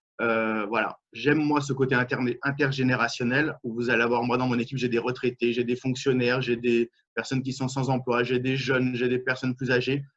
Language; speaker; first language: French; native; French